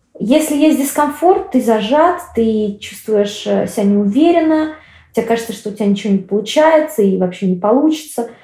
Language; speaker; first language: Russian; native; Russian